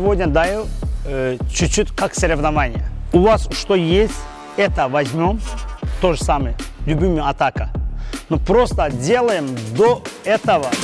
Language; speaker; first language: Russian; non-native, fluent; Azerbaijani